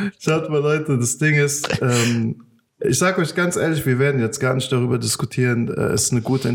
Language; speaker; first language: German; native; German